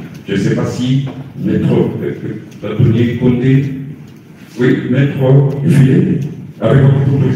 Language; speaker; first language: French; non-native, local second language; Lingala